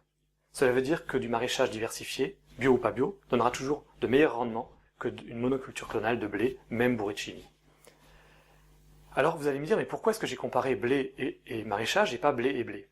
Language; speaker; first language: French; native; French